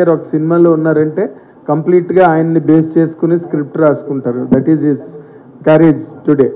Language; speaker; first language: Telugu; native; Telugu